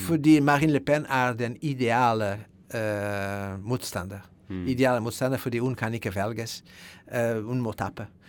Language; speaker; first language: Norwegian; non-native, fluent; French